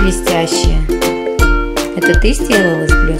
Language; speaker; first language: Russian; native; Russian